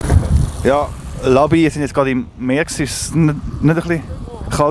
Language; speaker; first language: German; native; German